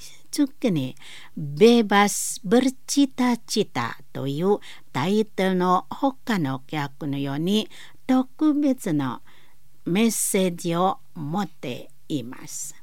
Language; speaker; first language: Japanese; non-native, learner; Indonesian